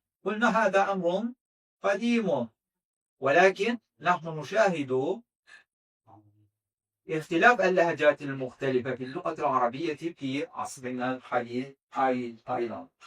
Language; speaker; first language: Arabic; non-native, fluent; Azerbaijani